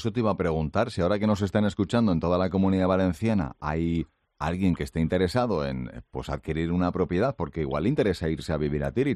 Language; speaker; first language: Spanish; native; Spanish